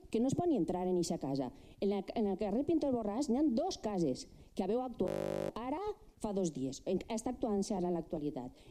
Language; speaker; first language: Catalan; native; Catalan